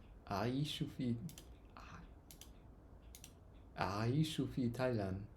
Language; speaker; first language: Arabic; non-native, learner; English